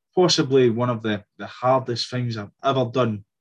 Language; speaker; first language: English; native; English